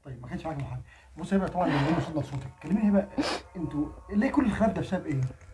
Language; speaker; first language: Arabic; native; Arabic